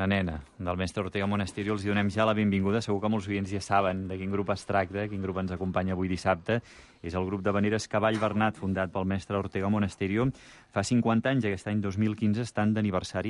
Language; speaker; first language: Catalan; native; Catalan